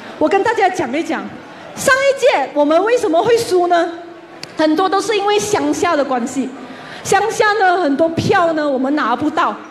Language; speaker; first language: Chinese; native; Chinese